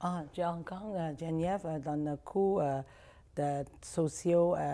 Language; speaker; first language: French; non-native, learner; Chinese